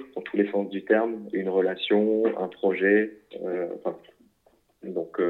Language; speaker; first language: French; native; French